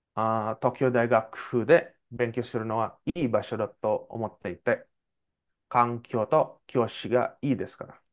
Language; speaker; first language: Japanese; non-native, fluent; Indonesian